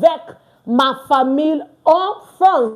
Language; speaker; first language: French; non-native, fluent; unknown